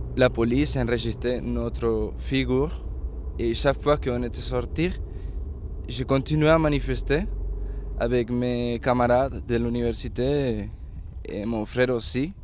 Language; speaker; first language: French; non-native, fluent; Spanish